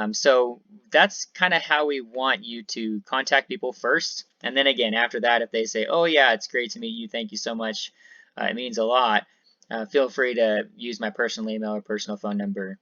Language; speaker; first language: English; native; English